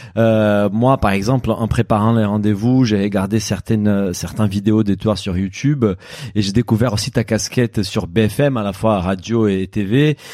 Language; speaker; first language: French; non-native, fluent; Portuguese